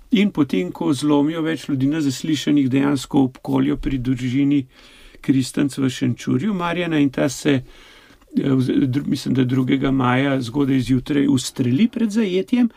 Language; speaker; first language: Slovenian; native; Slovenian